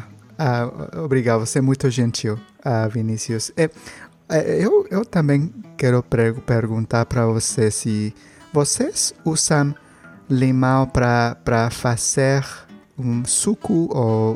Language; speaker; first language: Portuguese; non-native, learner; Spanish